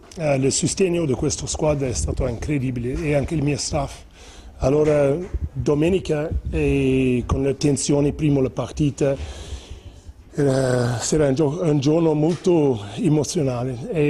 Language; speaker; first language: Italian; non-native, fluent; English